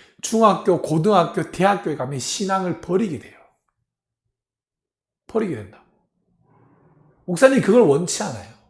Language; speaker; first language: Korean; native; Korean